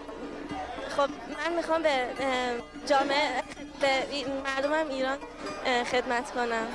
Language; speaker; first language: Persian; early bilingual, heritage; Persian